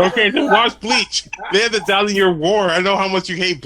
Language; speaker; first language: English; native; English